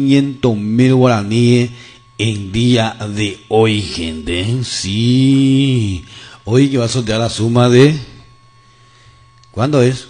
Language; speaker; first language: Spanish; non-native, local second language; Guarani